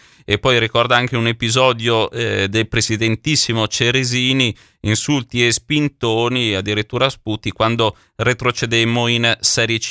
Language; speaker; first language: Italian; native; Italian